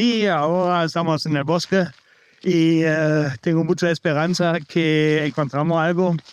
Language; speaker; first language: Spanish; non-native, learner; German